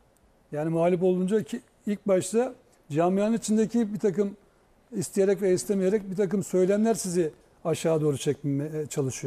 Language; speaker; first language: Turkish; native; Turkish